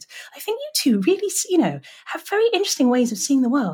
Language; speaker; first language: English; native; English